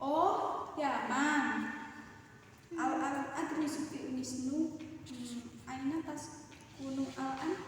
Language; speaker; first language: Arabic; non-native, learner; Indonesian